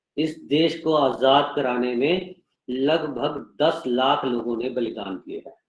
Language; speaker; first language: Hindi; non-native, local second language; Punjabi